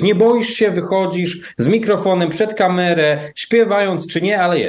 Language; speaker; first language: Polish; native; Polish